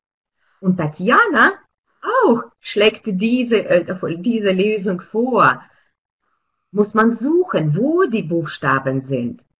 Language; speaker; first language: German; non-native, fluent; Russian